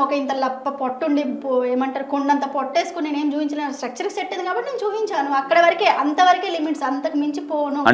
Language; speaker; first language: Telugu; non-native, local second language; Hindi